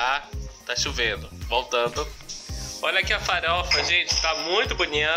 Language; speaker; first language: Portuguese; native; Portuguese